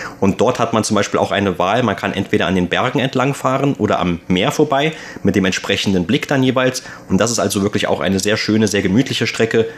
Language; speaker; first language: German; native; German